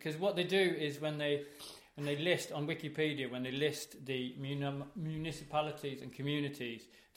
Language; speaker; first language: English; native; English